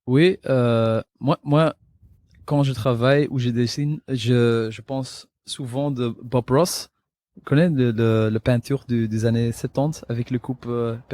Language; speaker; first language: French; non-native, local second language; Dutch